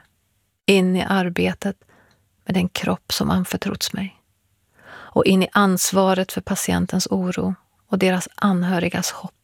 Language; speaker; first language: Swedish; early bilingual, other home language; Persian